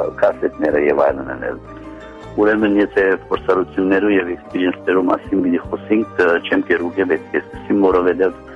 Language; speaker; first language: Armenian; early bilingual, heritage; Armenian